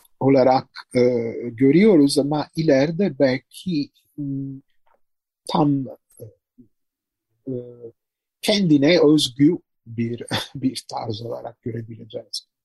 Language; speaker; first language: Turkish; non-native, fluent; Italian